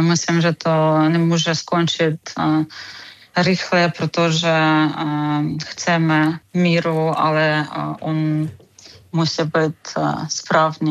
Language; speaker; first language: Czech; non-native, fluent; Ukrainian